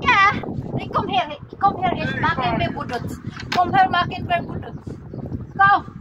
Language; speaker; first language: German; non-native, learner; Cebuano